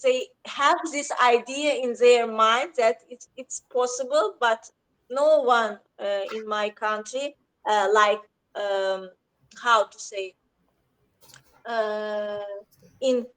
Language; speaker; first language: English; non-native, learner; Azerbaijani